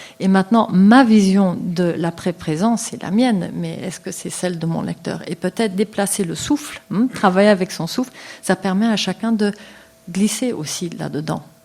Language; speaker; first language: French; non-native, local second language; Luxembourgish